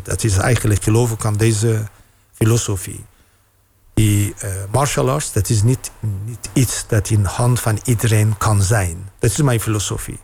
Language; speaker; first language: Dutch; non-native, fluent; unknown